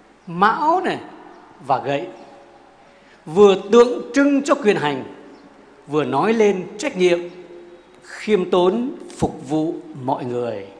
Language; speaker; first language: Vietnamese; native; Vietnamese